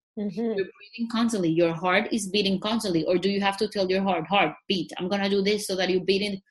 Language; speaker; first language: English; non-native, fluent; Spanish